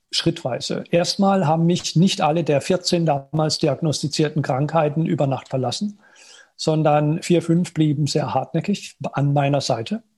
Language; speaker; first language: German; native; German